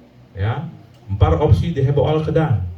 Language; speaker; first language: Dutch; non-native, learner; Indonesian